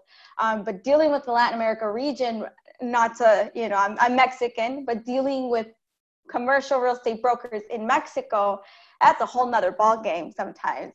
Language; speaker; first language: English; native; English